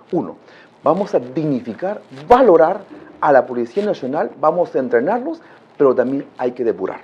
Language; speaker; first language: Spanish; non-native, local second language; Shipibo-Conibo